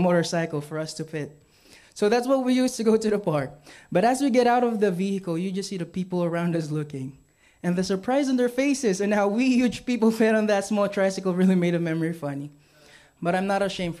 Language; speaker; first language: English; non-native, local second language; Filipino